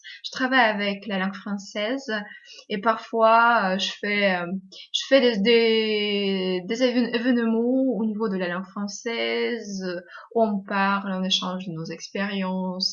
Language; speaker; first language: French; non-native, fluent; Russian